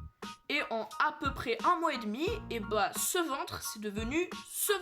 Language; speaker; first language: French; native; French